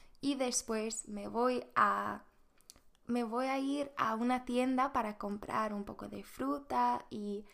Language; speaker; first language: Spanish; non-native, fluent; Swedish